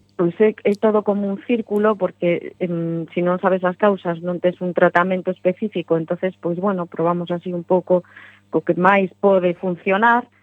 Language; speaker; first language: Galician; non-native, local second language; Spanish